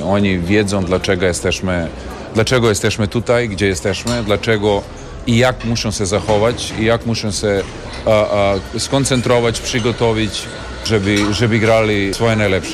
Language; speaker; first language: Polish; non-native, learner; Serbian